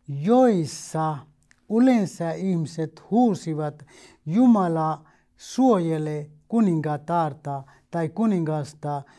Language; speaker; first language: Finnish; non-native, fluent; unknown